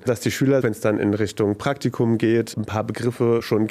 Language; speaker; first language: German; native; German